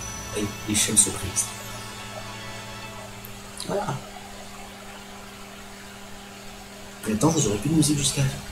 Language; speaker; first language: French; native; French